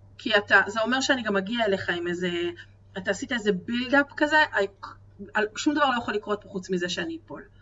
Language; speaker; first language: Hebrew; native; Hebrew